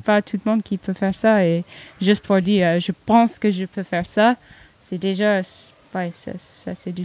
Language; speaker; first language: French; non-native, learner; English